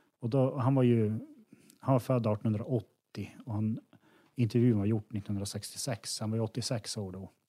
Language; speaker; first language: Swedish; native; Swedish